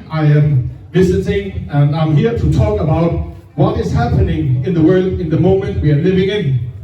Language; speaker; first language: English; non-native, fluent; Danish